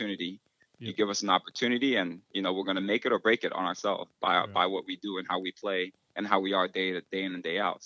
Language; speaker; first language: English; early bilingual, other home language; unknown